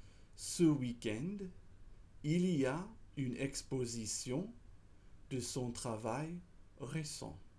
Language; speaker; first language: French; non-native, fluent; English